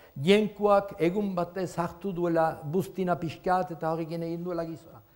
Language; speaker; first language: Basque; native; Basque